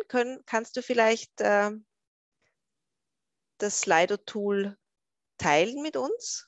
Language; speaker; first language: German; native; German